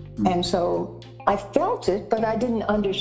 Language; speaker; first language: English; native; English